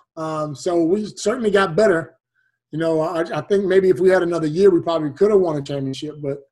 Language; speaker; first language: English; native; English